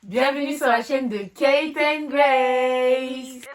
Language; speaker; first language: French; native; French